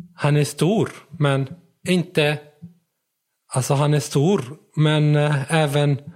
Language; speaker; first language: Swedish; early bilingual, other home language; Arabic